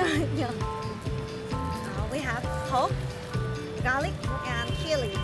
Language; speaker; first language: English; non-native, learner; Vietnamese